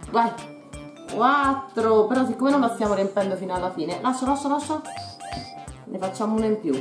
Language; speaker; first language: Italian; native; Italian